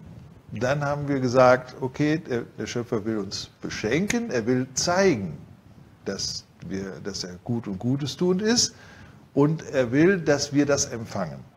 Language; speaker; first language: German; native; German